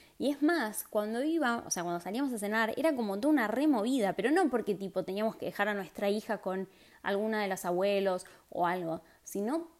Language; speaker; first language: Spanish; native; Spanish